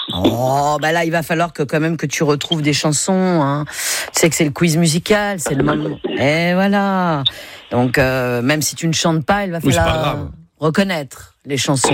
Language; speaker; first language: French; native; French